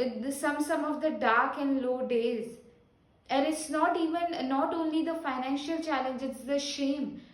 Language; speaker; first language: English; non-native, local second language; Hindi